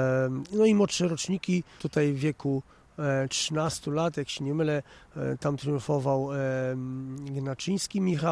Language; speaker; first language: Polish; native; Polish